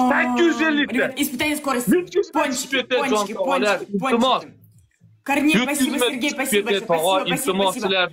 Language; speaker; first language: Russian; native; Russian